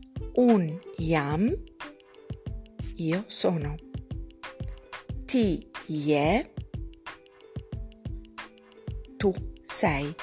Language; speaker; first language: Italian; non-native, fluent; Albanian